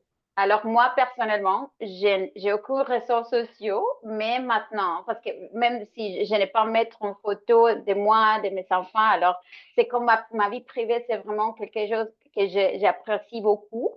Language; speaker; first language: French; non-native, fluent; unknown